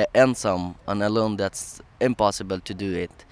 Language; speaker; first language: English; non-native, learner; Persian